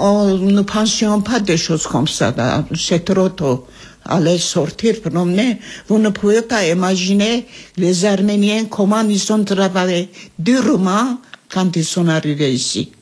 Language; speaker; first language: French; early bilingual, other home language; Armenian